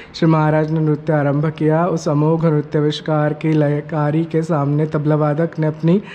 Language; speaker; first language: Hindi; non-native, local second language; Marathi